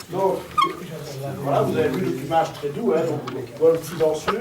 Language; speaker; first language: French; native; French